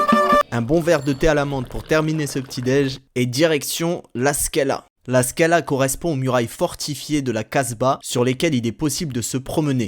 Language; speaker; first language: French; native; French